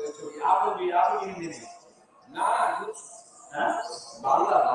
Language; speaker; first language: Hindi; non-native, local second language; Bangla